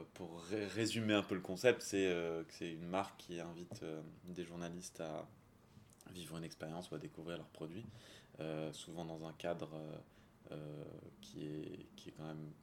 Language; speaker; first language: French; native; French